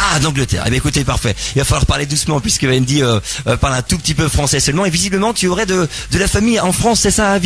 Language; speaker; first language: French; native; French